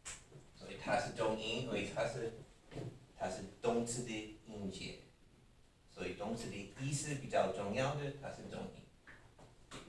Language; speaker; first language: Chinese; non-native, learner; English